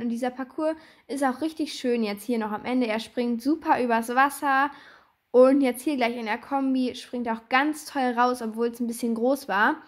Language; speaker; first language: German; native; German